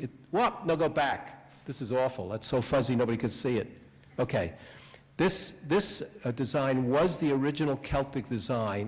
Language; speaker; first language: English; native; English